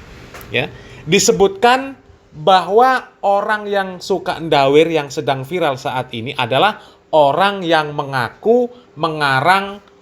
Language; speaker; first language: Indonesian; native; Indonesian